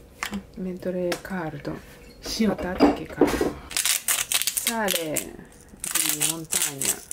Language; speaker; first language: Italian; non-native, learner; Japanese